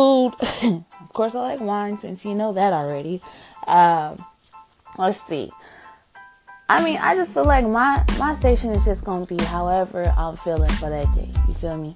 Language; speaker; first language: English; native; English